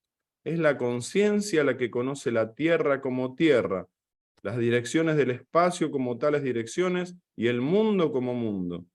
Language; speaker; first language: Spanish; native; Spanish